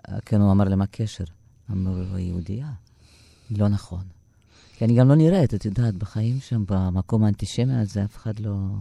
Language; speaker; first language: Hebrew; non-native, fluent; Russian